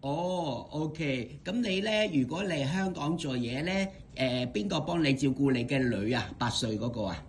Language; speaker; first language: Cantonese; native; Cantonese